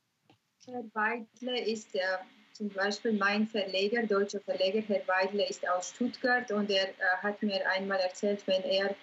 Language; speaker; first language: German; non-native, fluent; Georgian